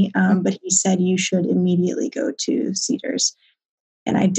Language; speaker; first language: English; native; English